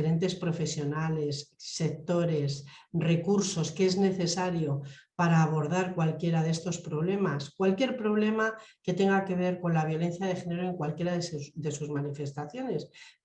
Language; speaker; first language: Spanish; native; Spanish